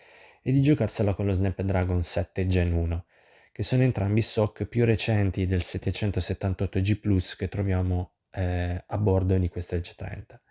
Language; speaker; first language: Italian; native; Italian